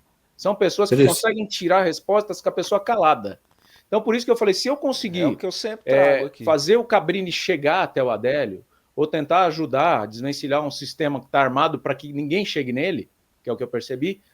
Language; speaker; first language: Portuguese; native; Portuguese